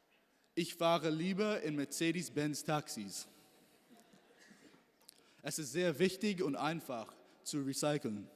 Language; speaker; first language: German; non-native, learner; English